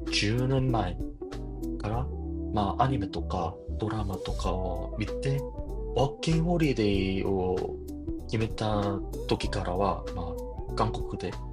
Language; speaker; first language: Japanese; non-native, learner; Korean